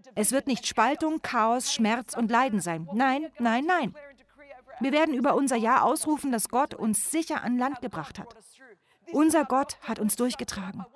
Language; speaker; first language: German; non-native, fluent; English